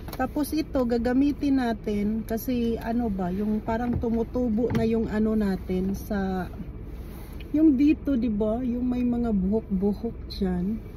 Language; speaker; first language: Filipino; non-native, local second language; Cebuano